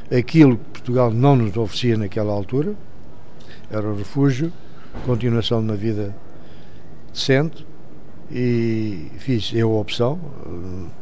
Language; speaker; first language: Portuguese; native; Portuguese